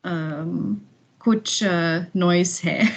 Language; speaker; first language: Hindi; non-native, learner; German